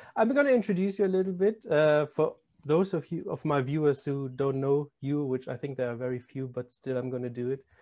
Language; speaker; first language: English; non-native, fluent; German